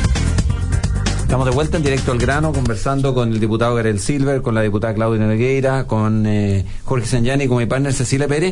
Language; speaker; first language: Spanish; native; Spanish